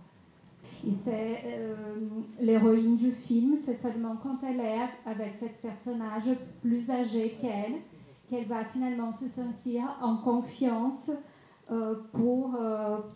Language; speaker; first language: French; non-native, fluent; Portuguese